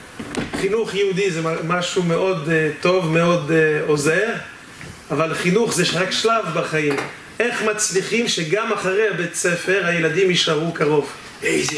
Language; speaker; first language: Hebrew; non-native, fluent; French